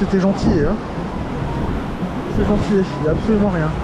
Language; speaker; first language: French; native; French